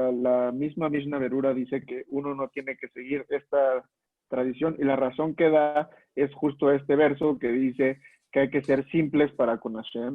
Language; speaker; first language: Spanish; native; Spanish